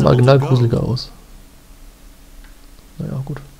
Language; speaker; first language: German; native; German